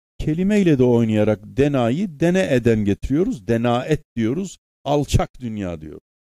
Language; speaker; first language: Turkish; native; Turkish